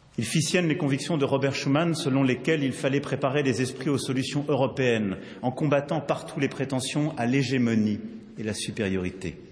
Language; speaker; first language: French; native; French